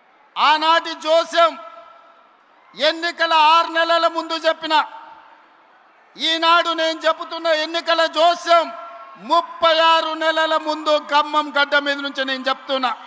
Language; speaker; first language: Telugu; native; Telugu